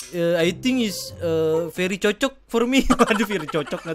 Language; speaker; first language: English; non-native, learner; Indonesian